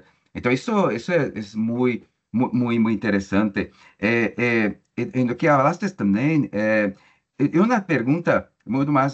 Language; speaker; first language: Spanish; non-native, learner; Portuguese